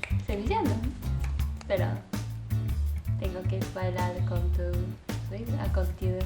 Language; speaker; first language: Spanish; non-native, learner; Japanese